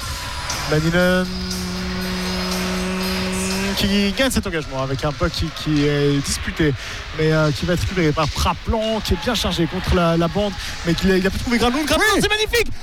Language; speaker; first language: French; native; French